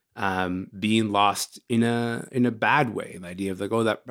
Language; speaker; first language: English; early bilingual, other home language; Arabic